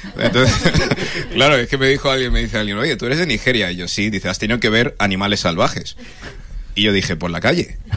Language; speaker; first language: Spanish; early bilingual, other home language; English